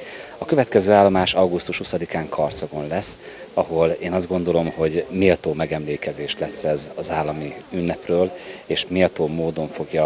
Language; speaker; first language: Hungarian; native; Hungarian